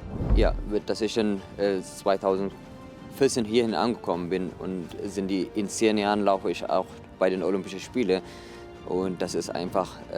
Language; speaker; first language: German; non-native, fluent; Tigrinya